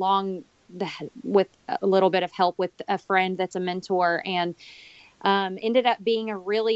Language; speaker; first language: English; native; English